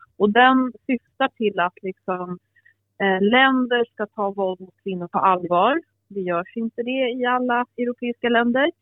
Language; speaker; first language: Swedish; early bilingual, other home language; Albanian